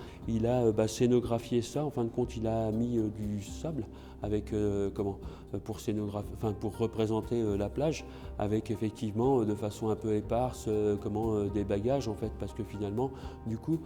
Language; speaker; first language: French; native; French